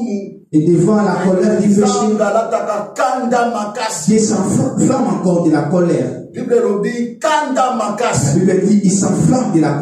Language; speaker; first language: French; non-native, local second language; Lingala